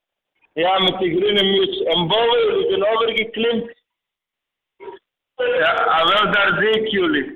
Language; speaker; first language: Dutch; non-native, fluent; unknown